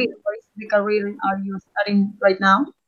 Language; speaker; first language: English; non-native, learner; Spanish